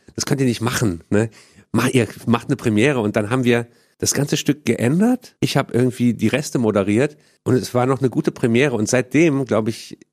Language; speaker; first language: German; native; German